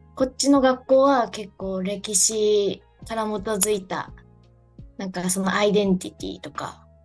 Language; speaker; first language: Japanese; native; Japanese